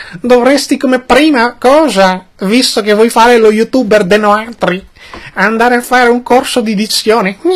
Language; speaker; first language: Italian; early bilingual, other home language; Albanian